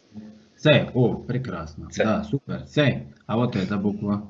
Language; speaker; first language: Russian; non-native, fluent; Spanish